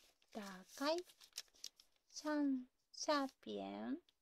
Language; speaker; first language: Chinese; non-native, learner; Japanese